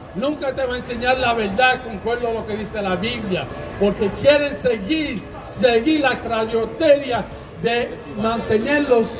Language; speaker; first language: Spanish; early bilingual, heritage; Spanish